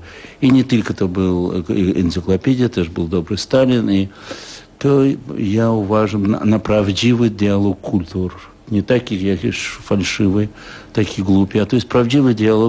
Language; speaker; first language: Polish; non-native, fluent; Russian